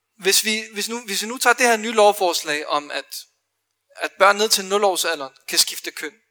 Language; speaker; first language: Danish; early bilingual, other home language; Arabic